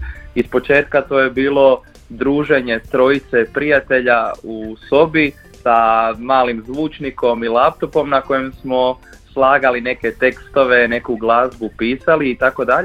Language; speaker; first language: Croatian; native; Croatian